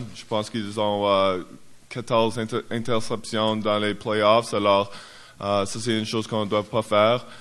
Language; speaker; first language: French; non-native, learner; English